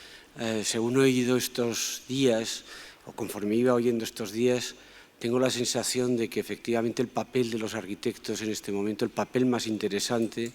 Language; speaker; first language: Spanish; native; Spanish